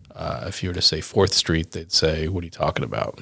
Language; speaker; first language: English; native; English